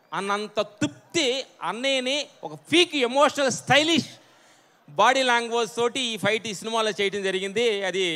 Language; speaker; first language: Telugu; native; Telugu